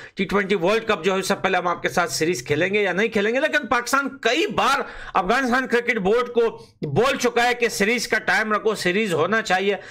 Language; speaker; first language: Urdu; native; Urdu